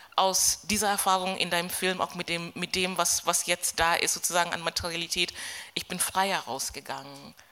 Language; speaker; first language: German; non-native, fluent; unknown